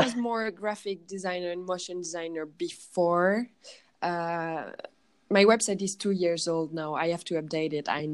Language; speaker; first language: English; non-native, fluent; French